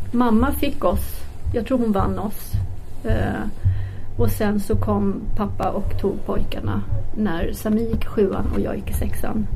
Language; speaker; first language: Swedish; early bilingual, other home language; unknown